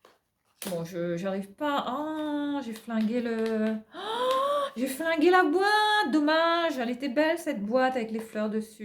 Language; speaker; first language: French; native; French